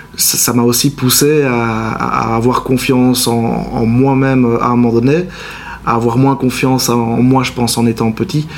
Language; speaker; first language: French; native; French